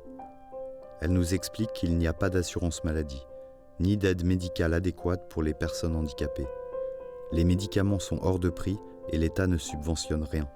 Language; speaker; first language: French; native; French